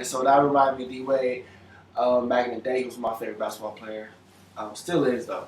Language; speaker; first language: English; native; English